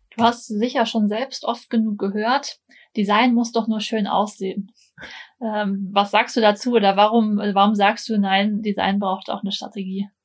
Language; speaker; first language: German; native; German